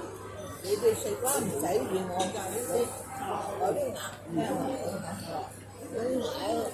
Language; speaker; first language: Cantonese; native; Cantonese